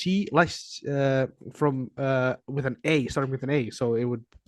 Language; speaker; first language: English; non-native, fluent; Icelandic